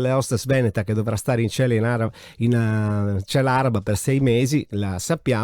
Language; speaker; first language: Italian; native; Italian